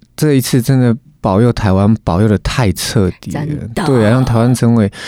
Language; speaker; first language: Chinese; non-native, local second language; Min Nan Chinese